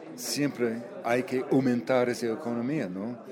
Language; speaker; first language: Spanish; non-native, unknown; English